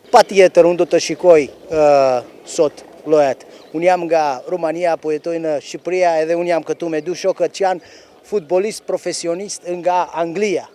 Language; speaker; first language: Albanian; non-native, learner; Romanian